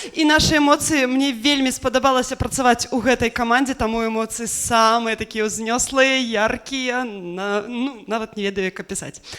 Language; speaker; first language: Belarusian; non-native, local second language; Russian